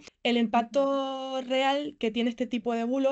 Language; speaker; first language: Spanish; native; Spanish